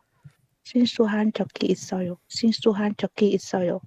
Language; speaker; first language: Korean; non-native, learner; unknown